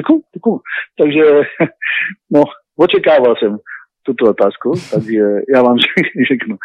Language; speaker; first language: Czech; non-native, learner; Hebrew